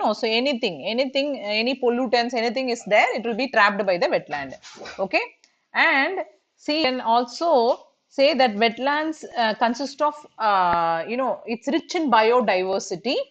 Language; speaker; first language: English; non-native, local second language; Tamil